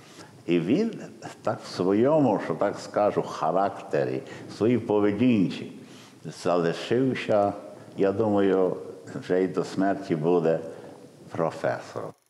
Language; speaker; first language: Ukrainian; early bilingual, heritage; Ukrainian